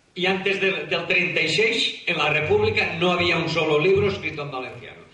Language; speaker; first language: Spanish; non-native, local second language; Catalan